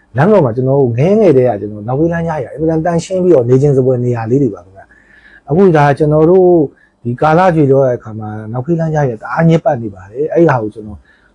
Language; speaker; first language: Burmese; native; Burmese